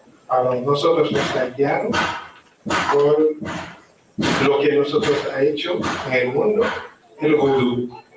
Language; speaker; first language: Spanish; non-native, learner; Haitian Creole